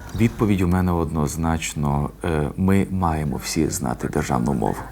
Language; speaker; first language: Ukrainian; non-native, local second language; Hungarian